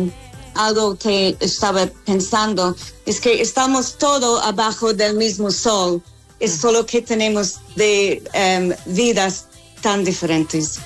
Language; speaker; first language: Spanish; non-native, fluent; English